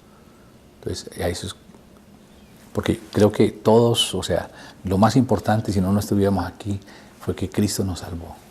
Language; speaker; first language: Spanish; native; Spanish